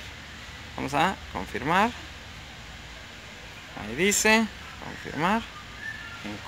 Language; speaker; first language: Spanish; native; Spanish